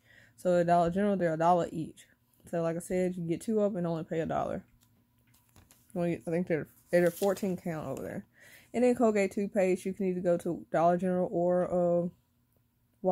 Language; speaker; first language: English; native; English